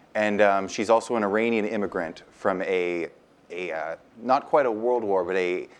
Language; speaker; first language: English; native; English